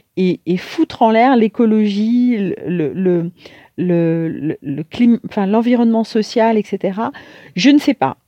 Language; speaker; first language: French; native; French